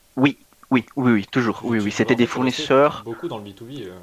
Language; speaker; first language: French; non-native, fluent; Portuguese